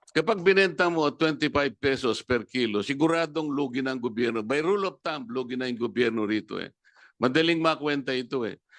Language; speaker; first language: Filipino; non-native, local second language; Pampanga